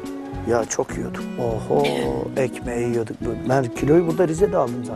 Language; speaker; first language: Turkish; native; Turkish